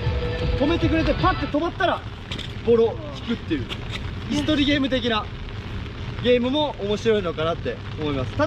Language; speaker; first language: Japanese; native; Japanese